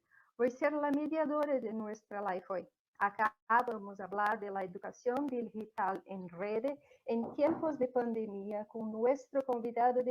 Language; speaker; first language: Spanish; non-native, fluent; Portuguese